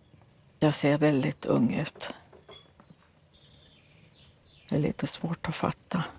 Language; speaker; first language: Swedish; early bilingual, other home language; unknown